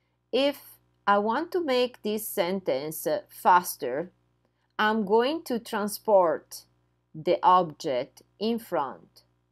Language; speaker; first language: English; non-native, fluent; Italian